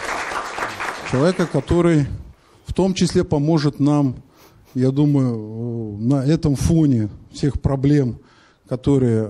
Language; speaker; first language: Russian; native; Russian